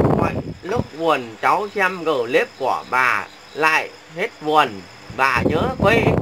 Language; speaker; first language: Vietnamese; non-native, local second language; Muong